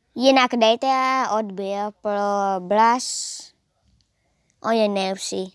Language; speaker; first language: Czech; non-native, learner; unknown